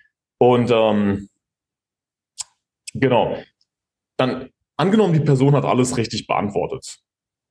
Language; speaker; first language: German; native; German